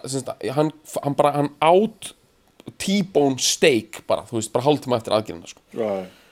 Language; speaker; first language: Icelandic; native; Icelandic